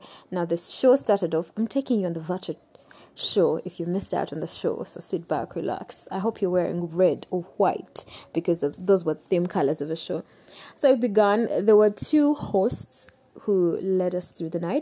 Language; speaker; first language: English; non-native, local second language; Ganda